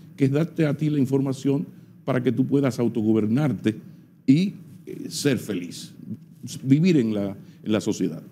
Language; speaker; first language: Spanish; native; Spanish